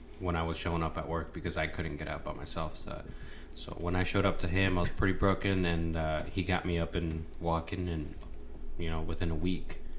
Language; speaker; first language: English; early bilingual, other home language; Spanish